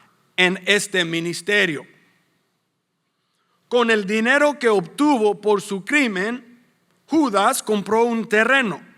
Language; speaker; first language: Spanish; non-native, fluent; English